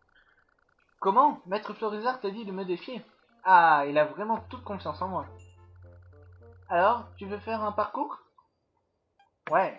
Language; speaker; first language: French; native; French